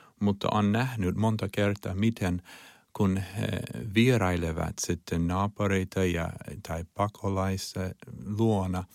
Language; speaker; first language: Finnish; non-native, learner; Chinese